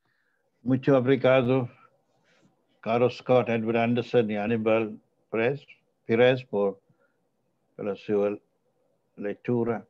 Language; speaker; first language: Portuguese; non-native, fluent; English